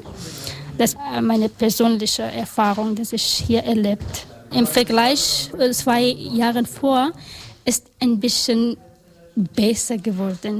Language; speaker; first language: German; non-native, learner; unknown